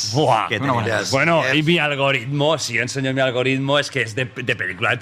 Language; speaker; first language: Spanish; native; Spanish